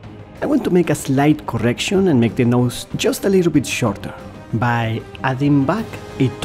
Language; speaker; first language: English; non-native, fluent; Spanish